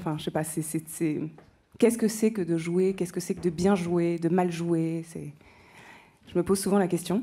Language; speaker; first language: French; native; French